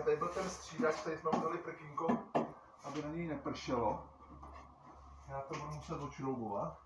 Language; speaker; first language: Czech; native; Czech